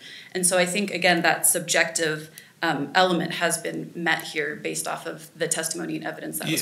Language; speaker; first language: English; native; English